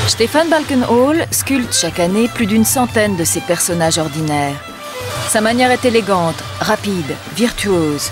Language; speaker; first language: French; native; French